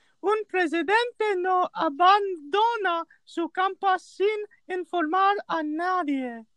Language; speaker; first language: Spanish; non-native, learner; English